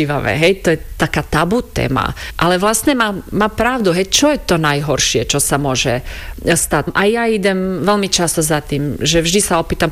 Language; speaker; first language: Slovak; non-native, fluent; Croatian